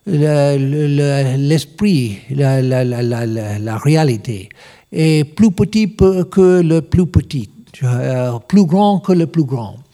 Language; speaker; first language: French; non-native, learner; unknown